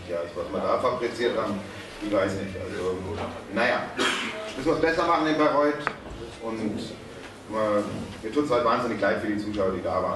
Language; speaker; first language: German; native; German